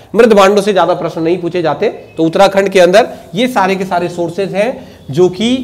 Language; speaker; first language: Hindi; native; Hindi